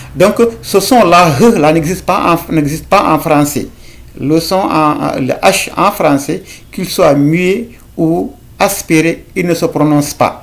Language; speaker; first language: French; non-native, local second language; Fula